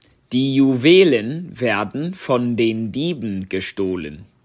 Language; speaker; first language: German; non-native, fluent; English